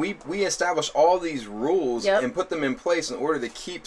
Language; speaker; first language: English; native; English